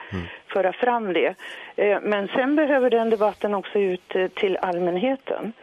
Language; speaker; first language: Swedish; native; Swedish